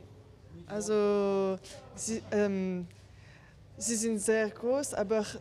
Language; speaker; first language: German; non-native, local second language; French